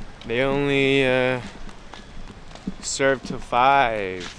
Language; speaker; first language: English; native; English